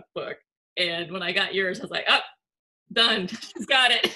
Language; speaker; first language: English; native; English